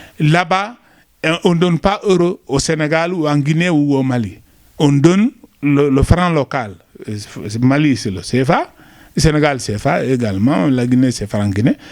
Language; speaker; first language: French; non-native, local second language; Wolof